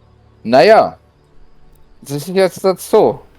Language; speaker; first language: German; native; German